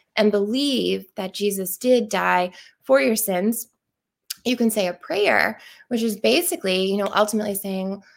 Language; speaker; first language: English; native; English